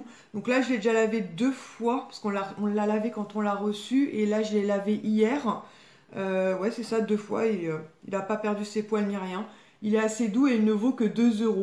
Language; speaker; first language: French; native; French